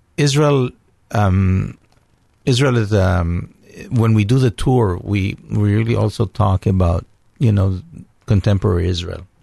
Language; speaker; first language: English; non-native, fluent; Hebrew